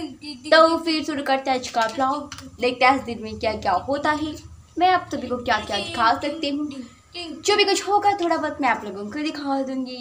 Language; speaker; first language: Hindi; non-native, local second language; Odia